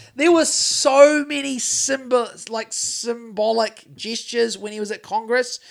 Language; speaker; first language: English; native; English